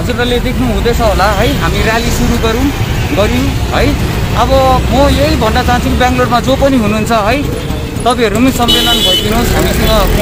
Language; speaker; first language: Nepali; native; Nepali